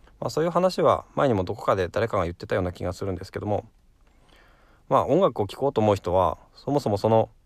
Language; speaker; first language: Japanese; native; Japanese